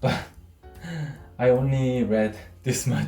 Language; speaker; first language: English; non-native, fluent; Korean